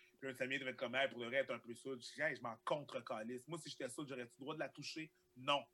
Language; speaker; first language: French; early bilingual, other home language; Haitian Creole